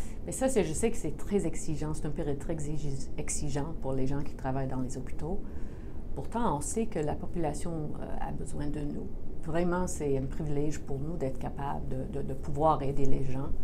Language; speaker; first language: French; non-native, local second language; English